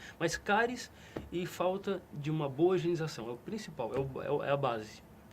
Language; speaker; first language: Portuguese; native; Portuguese